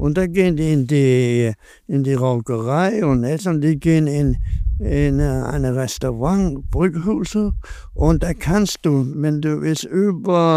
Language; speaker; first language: German; non-native, learner; Danish